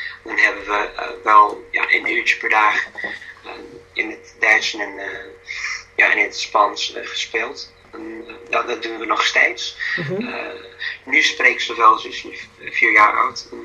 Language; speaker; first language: Dutch; non-native, fluent; English